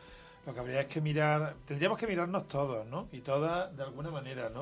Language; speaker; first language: Spanish; native; Spanish